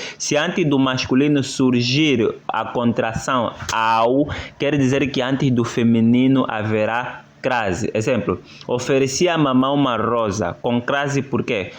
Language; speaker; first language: Portuguese; native; Portuguese